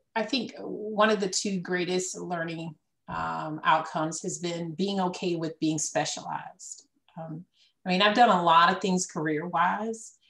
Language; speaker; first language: English; native; English